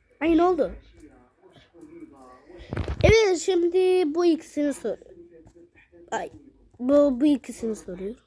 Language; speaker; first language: Turkish; early bilingual, other home language; Arabic